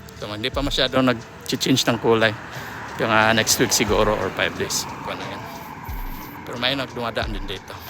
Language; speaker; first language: Filipino; non-native, local second language; Cebuano